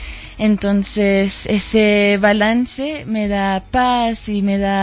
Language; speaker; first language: Spanish; early bilingual, heritage; English